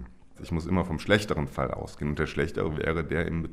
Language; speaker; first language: German; native; German